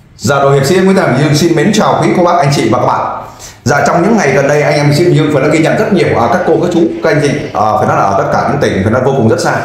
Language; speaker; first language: Vietnamese; native; Vietnamese